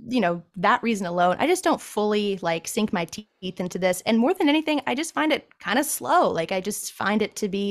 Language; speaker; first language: English; native; English